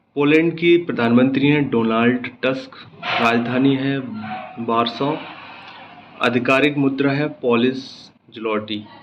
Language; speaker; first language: Hindi; native; Hindi